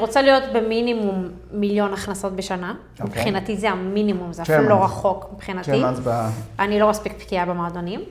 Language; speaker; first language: Hebrew; native; Hebrew